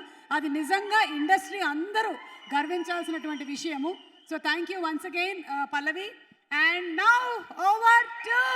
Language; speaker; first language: Telugu; native; Telugu